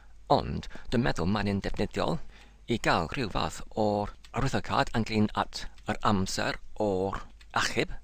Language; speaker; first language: Welsh; non-native, learner; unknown